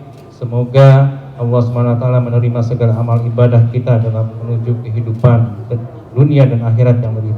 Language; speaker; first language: Indonesian; native; Indonesian